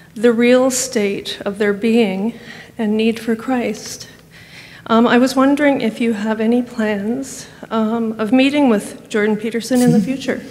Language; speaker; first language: English; non-native, fluent; Romanian